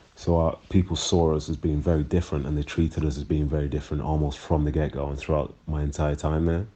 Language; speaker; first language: English; native; English